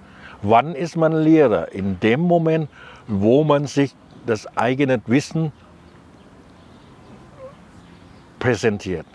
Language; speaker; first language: German; non-native, learner; Thai